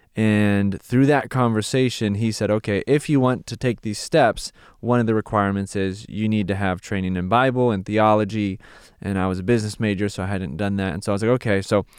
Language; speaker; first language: English; native; English